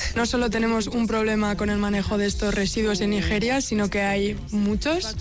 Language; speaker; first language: Spanish; non-native, fluent; English